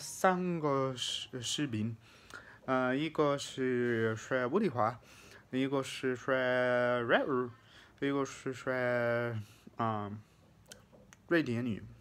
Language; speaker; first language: Chinese; non-native, fluent; English